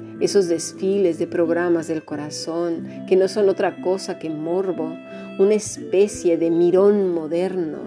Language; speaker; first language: Spanish; native; Spanish